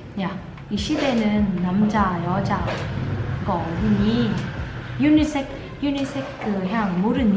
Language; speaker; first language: Korean; non-native, learner; Vietnamese